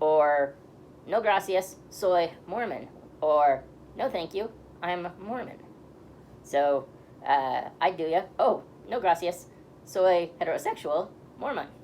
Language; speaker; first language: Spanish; non-native, learner; English